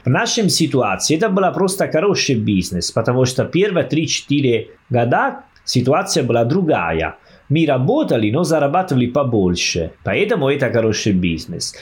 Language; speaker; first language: Russian; non-native, fluent; Italian